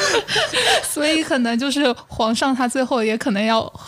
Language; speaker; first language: Chinese; native; Chinese